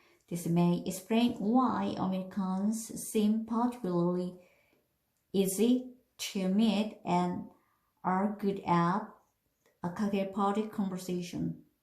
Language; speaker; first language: English; non-native, fluent; Korean